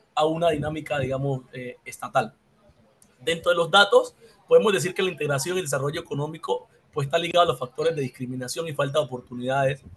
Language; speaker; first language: Spanish; native; Spanish